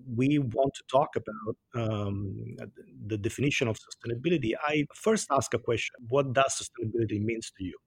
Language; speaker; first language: English; non-native, fluent; Italian